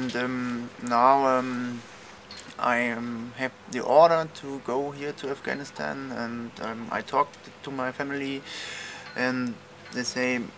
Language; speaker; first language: English; non-native, learner; German